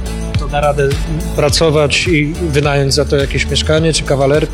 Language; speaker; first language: Polish; native; Polish